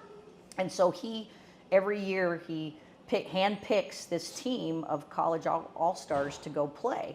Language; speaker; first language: English; native; English